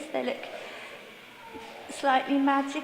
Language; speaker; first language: English; native; English